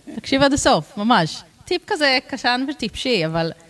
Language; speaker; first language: Hebrew; non-native, fluent; English